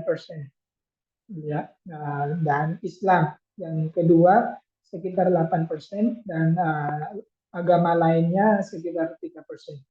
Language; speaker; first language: Indonesian; non-native, fluent; Thai